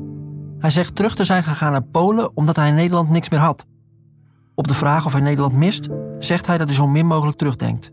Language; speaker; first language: Dutch; native; Dutch